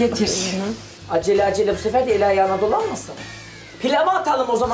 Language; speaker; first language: Turkish; native; Turkish